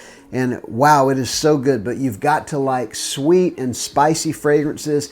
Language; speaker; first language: English; native; English